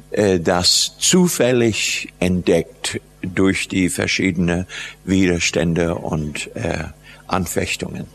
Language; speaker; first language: German; non-native, fluent; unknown